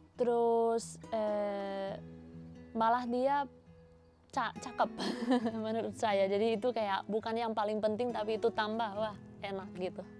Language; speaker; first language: Indonesian; non-native, fluent; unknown